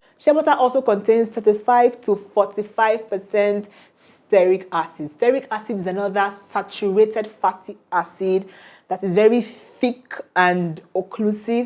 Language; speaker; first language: English; non-native, local second language; Igbo